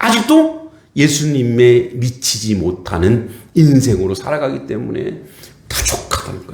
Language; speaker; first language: Korean; native; Korean